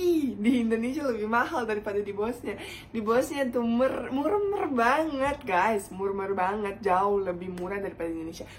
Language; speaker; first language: Indonesian; non-native, fluent; Bosnian